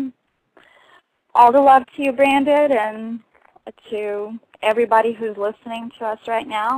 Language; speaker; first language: English; non-native, fluent; Russian